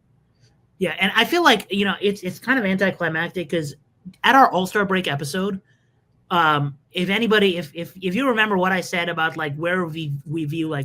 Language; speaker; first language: English; native; English